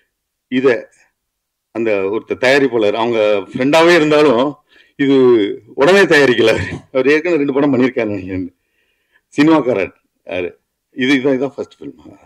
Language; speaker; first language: Tamil; native; Tamil